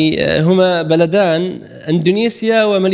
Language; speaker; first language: Arabic; native; Arabic